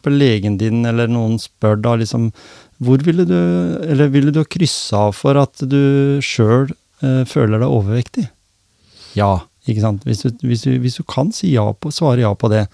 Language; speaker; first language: Norwegian; native; Norwegian